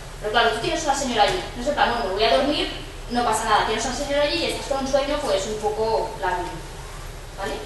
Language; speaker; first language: Spanish; non-native, local second language; Catalan